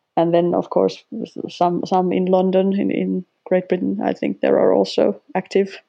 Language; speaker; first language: English; non-native, fluent; Finnish